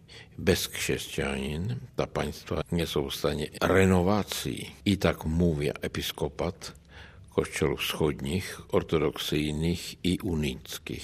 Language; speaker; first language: Polish; non-native, learner; Czech